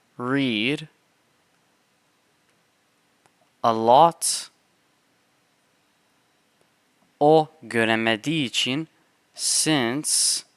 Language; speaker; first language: Turkish; non-native, fluent; English